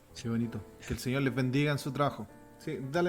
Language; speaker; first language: Spanish; native; Spanish